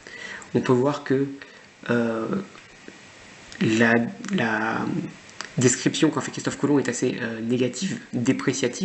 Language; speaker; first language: French; native; French